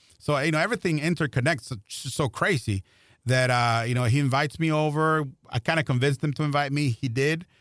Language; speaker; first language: English; non-native, fluent; Spanish